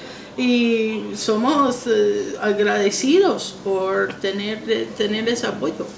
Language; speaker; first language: Spanish; non-native, fluent; English